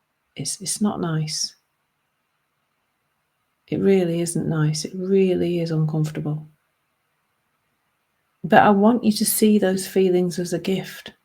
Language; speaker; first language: English; native; English